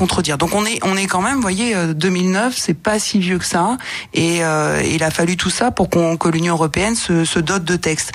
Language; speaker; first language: French; native; French